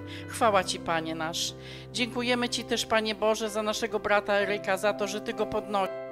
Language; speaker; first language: Polish; native; Polish